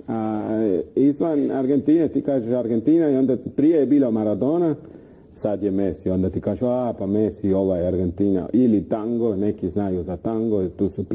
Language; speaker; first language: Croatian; non-native, fluent; Spanish